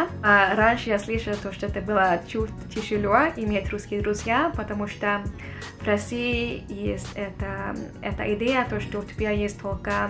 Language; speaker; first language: Russian; non-native, fluent; Swedish